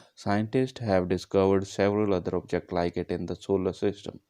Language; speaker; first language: English; non-native, local second language; Punjabi